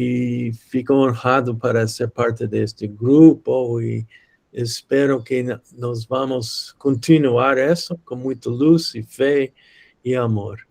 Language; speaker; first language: Portuguese; non-native, fluent; English